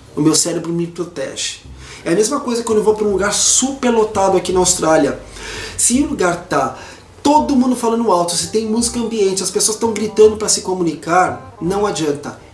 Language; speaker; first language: Portuguese; native; Portuguese